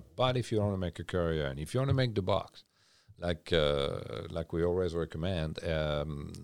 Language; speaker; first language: English; non-native, fluent; French